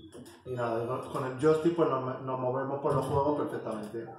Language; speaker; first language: Spanish; native; Spanish